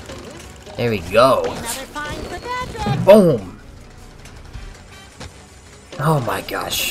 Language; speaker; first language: English; native; English